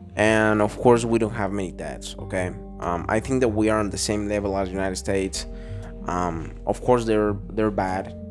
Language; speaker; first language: English; non-native, fluent; Spanish